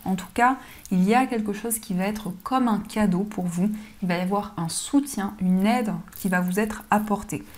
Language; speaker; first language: French; native; French